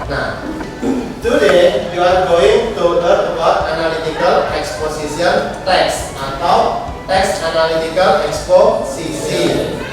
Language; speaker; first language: English; non-native, fluent; Indonesian